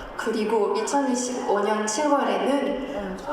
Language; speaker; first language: Korean; non-native, fluent; French